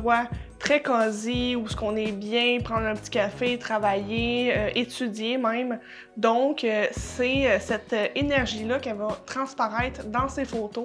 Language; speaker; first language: French; native; French